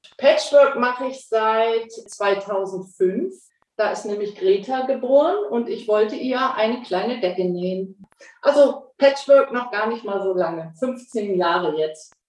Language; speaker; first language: German; native; German